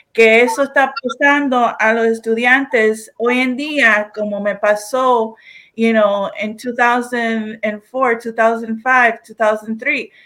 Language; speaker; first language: Spanish; early bilingual, heritage; Spanish